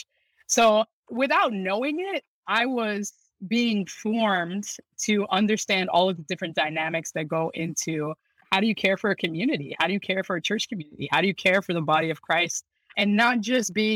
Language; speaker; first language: English; native; English